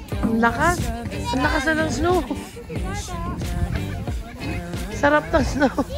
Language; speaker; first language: Filipino; native; Filipino